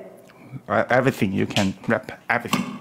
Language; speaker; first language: English; non-native, learner; Thai